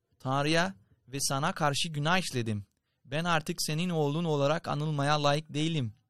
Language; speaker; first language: Turkish; non-native, fluent; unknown